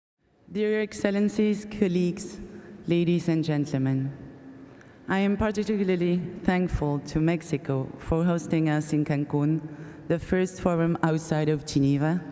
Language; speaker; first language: English; non-native, fluent; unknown